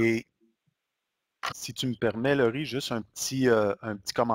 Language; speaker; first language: French; native; French